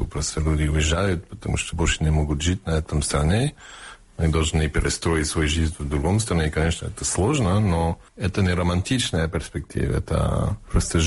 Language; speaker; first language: Russian; early bilingual, heritage; Russian